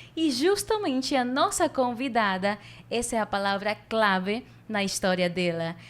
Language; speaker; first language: Portuguese; non-native, fluent; Spanish